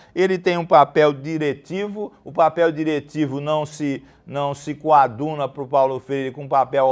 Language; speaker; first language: Portuguese; native; Portuguese